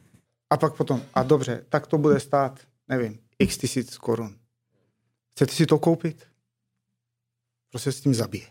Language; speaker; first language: Czech; non-native, fluent; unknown